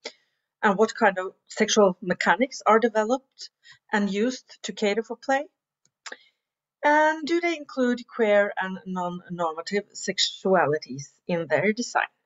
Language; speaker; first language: English; non-native, fluent; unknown